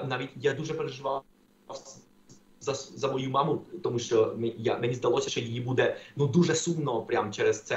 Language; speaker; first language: Ukrainian; non-native, fluent; Spanish